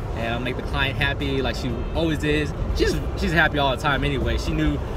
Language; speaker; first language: English; native; English